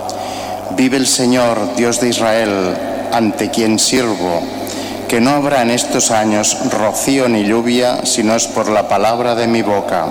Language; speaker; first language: Spanish; native; Spanish